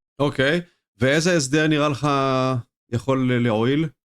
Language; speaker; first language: Hebrew; native; Hebrew